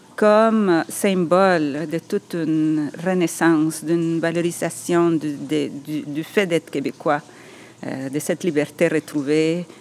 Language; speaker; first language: French; non-native, fluent; Spanish